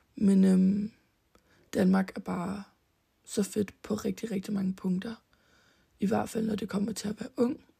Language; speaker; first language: Danish; early bilingual, heritage; Danish